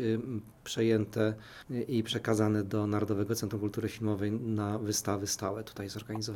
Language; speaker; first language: Polish; native; Polish